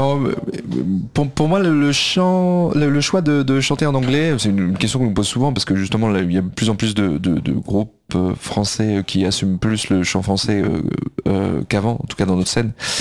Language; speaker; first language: French; native; French